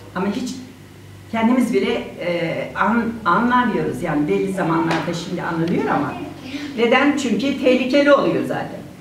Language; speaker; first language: Turkish; non-native, local second language; Zaza